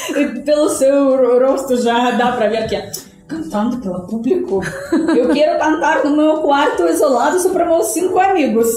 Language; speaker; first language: Portuguese; non-native, fluent; Russian